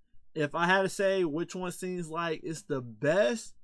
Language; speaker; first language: English; native; English